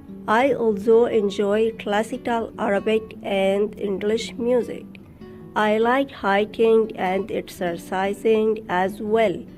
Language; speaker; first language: English; non-native, learner; Arabic